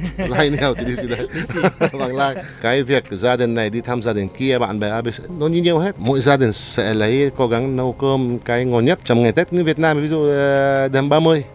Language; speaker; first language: Vietnamese; non-native, fluent; Arabic